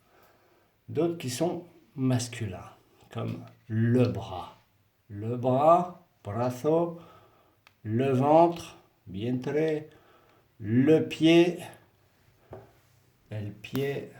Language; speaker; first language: French; non-native, fluent; Spanish